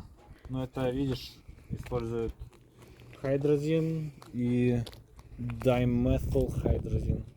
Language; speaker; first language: Russian; early bilingual, heritage; Russian